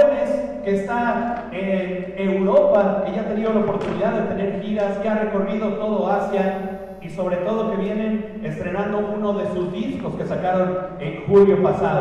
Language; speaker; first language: Spanish; native; Spanish